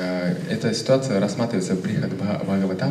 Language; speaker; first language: Russian; native; Russian